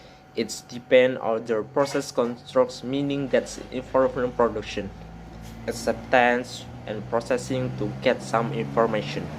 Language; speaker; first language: English; non-native, learner; Indonesian